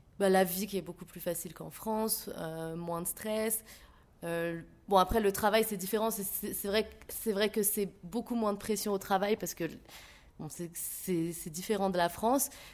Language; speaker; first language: French; native; French